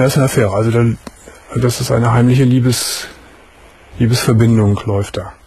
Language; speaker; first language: German; native; German